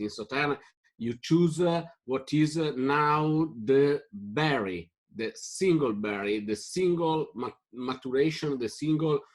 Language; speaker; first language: English; non-native, fluent; Italian